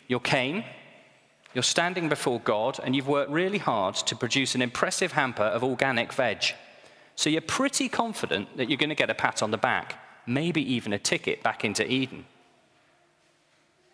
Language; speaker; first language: English; native; English